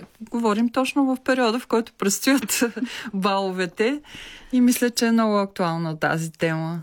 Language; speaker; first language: Bulgarian; native; Bulgarian